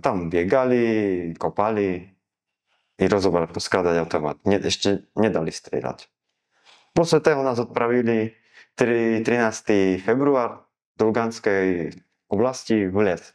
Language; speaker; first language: Russian; non-native, learner; Slovak